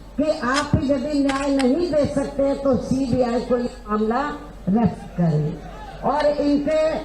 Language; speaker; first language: Hindi; native; Hindi